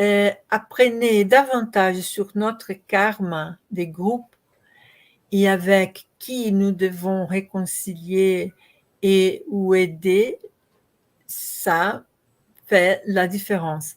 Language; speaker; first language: French; non-native, learner; Portuguese